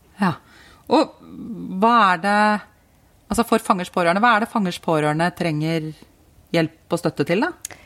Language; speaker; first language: Norwegian; native; Norwegian